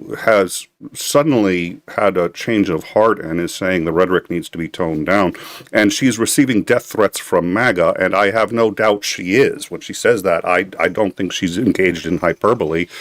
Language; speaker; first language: English; native; English